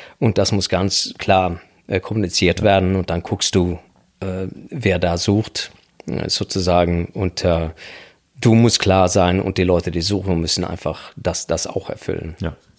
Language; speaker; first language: German; non-native, fluent; Swedish